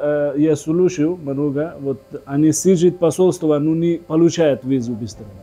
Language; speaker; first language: Russian; non-native, learner; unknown